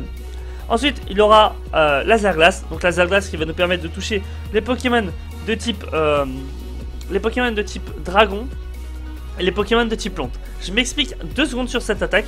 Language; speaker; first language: French; native; French